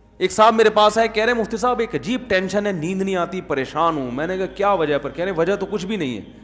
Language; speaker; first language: Urdu; native; Urdu